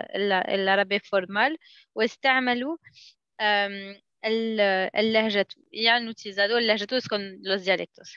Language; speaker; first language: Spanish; non-native, learner; Arabic